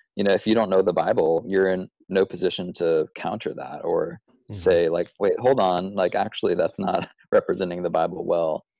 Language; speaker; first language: English; native; English